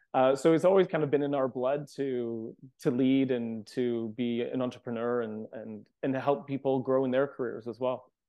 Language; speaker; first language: English; native; English